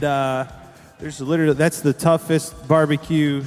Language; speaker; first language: English; native; English